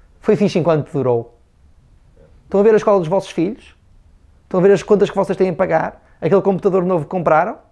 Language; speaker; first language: Portuguese; native; Portuguese